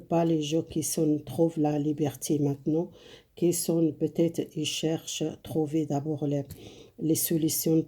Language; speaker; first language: French; non-native, fluent; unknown